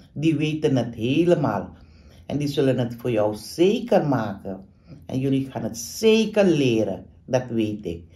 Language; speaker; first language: Dutch; non-native, local second language; Caribbean Hindustani